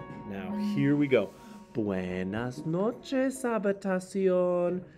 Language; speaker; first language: Spanish; non-native, fluent; English